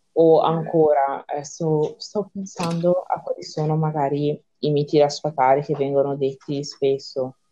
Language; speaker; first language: Italian; early bilingual, other home language; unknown